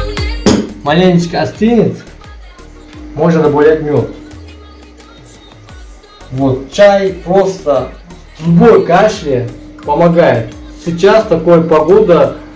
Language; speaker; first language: Russian; non-native, learner; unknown